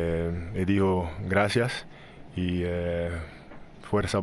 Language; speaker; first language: Spanish; non-native, learner; English